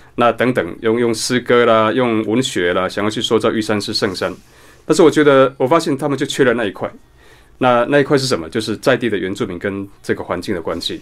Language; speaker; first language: Chinese; non-native, local second language; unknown